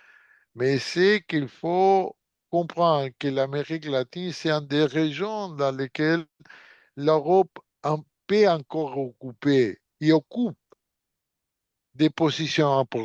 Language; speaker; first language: French; non-native, fluent; Portuguese